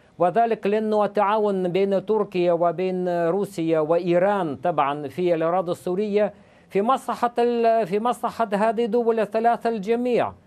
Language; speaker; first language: Arabic; non-native, fluent; Russian